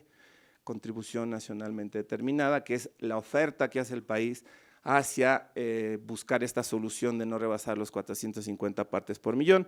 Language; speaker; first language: Spanish; native; Spanish